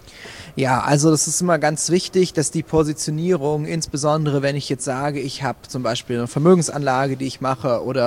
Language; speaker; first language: German; native; German